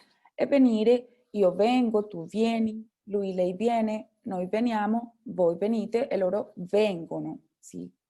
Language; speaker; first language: Italian; non-native, fluent; Spanish